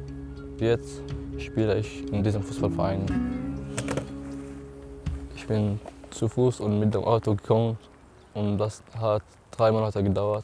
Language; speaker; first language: German; non-native, learner; Arabic